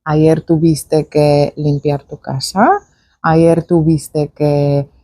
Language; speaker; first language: Spanish; non-native, fluent; Polish